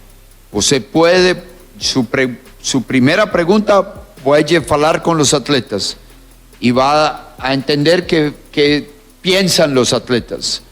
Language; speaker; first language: Portuguese; non-native, learner; Spanish